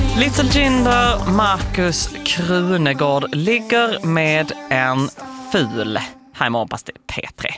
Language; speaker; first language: Swedish; native; Swedish